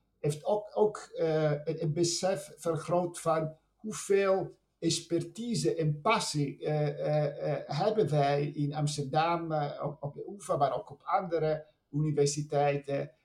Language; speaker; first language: Dutch; non-native, fluent; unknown